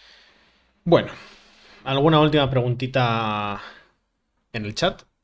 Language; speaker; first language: Spanish; native; Spanish